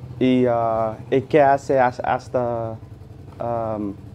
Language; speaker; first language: Spanish; non-native, learner; English